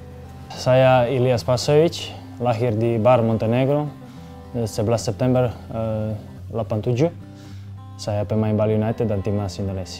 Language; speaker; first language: Indonesian; non-native, fluent; Serbian